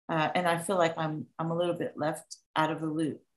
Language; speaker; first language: English; native; English